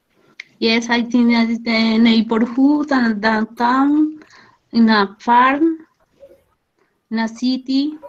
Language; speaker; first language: English; non-native, learner; Spanish